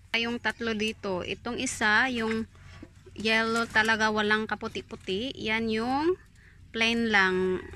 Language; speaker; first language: Filipino; non-native, local second language; Cebuano